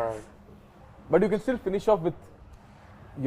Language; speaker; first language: Telugu; native; Telugu